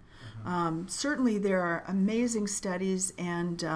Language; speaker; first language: English; native; English